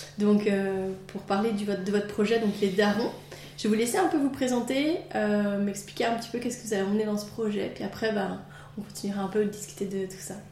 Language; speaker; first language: French; native; French